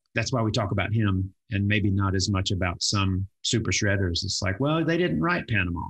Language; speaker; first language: English; native; English